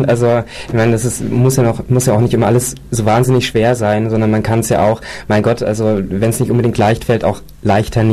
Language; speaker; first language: German; native; German